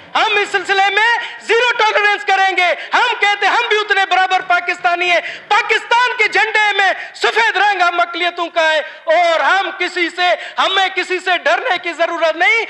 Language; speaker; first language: Urdu; non-native, local second language; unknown